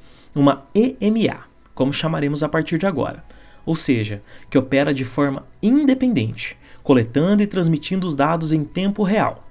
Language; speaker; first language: Portuguese; native; Portuguese